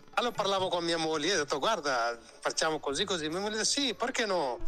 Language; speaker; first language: Italian; non-native, learner; Hindi